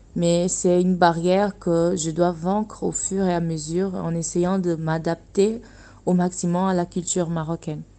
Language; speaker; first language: French; non-native, fluent; Portuguese